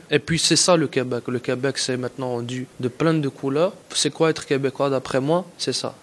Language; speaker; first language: French; non-native, local second language; Arabic